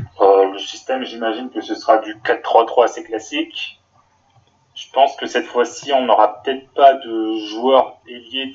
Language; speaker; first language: French; native; French